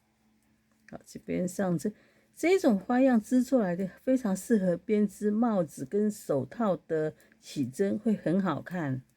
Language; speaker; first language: Chinese; native; Chinese